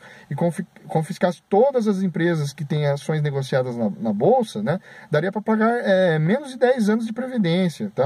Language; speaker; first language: Portuguese; native; Portuguese